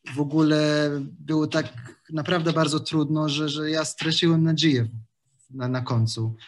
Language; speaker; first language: Polish; non-native, learner; Arabic